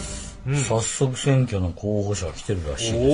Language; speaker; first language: Japanese; native; Japanese